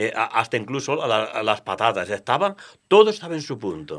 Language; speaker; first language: Spanish; non-native, local second language; Galician